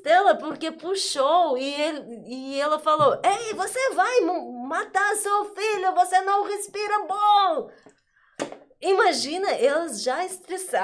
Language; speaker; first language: Portuguese; non-native, learner; Russian